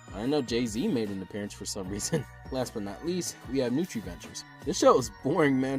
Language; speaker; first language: English; native; English